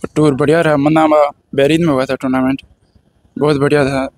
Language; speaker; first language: Hindi; native; Hindi